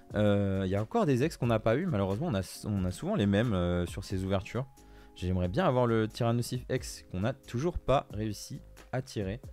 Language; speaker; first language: French; native; French